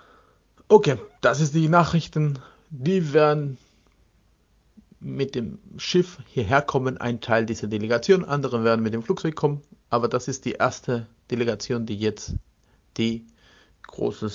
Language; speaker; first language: German; non-native, fluent; Spanish